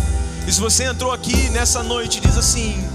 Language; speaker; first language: Portuguese; native; Portuguese